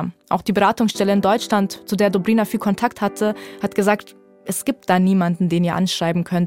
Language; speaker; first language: German; native; German